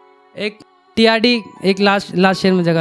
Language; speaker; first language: Hindi; native; Hindi